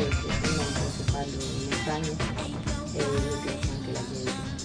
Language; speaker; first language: Italian; non-native, learner; Spanish